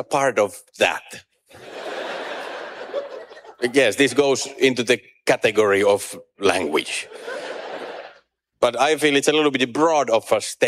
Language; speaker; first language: English; non-native, fluent; Finnish